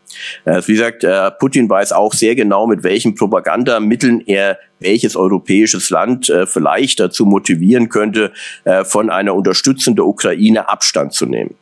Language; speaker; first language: German; native; German